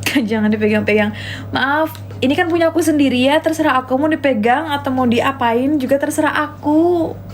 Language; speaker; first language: Indonesian; native; Indonesian